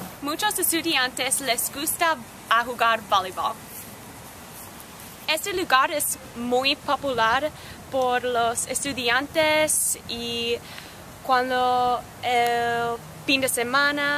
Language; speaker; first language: Spanish; non-native, learner; English